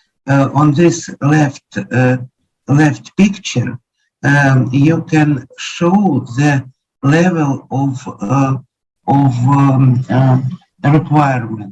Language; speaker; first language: English; non-native, learner; Ukrainian